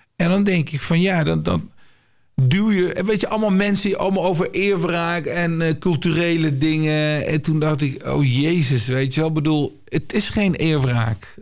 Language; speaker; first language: Dutch; early bilingual, other home language; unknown